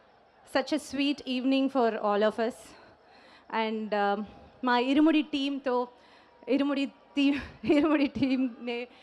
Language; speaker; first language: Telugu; non-native, local second language; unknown